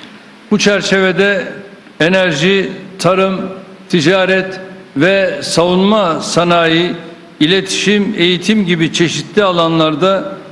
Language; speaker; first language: Turkish; native; Turkish